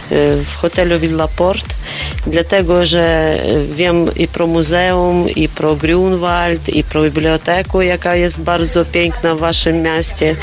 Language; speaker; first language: Polish; non-native, learner; Ukrainian